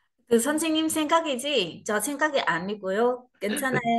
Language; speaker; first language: Korean; non-native, learner; Vietnamese